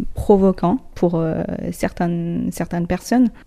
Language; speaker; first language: French; non-native, fluent; Chinese